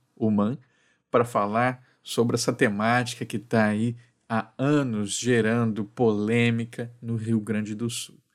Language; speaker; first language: Portuguese; native; Portuguese